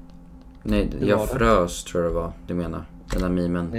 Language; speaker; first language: Swedish; native; Swedish